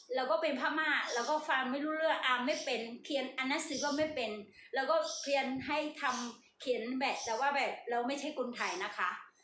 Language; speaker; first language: Thai; non-native, learner; Burmese